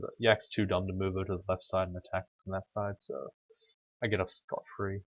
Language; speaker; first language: English; native; English